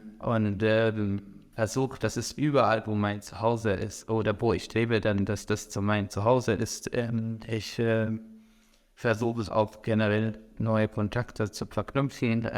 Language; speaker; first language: German; non-native, fluent; Arabic